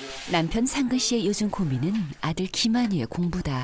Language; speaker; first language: Korean; native; Korean